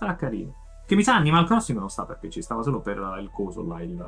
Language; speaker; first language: Italian; native; Italian